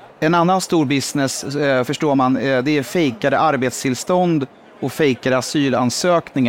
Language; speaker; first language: Swedish; native; Swedish